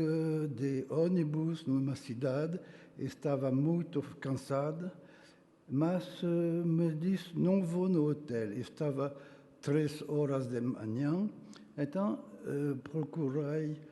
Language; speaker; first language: Portuguese; non-native, fluent; French